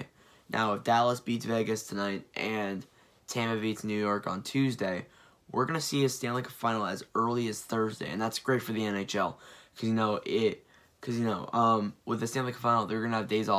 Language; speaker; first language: English; native; English